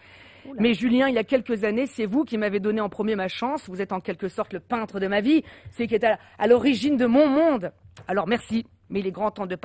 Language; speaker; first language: French; native; French